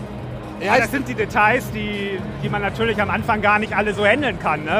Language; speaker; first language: German; native; German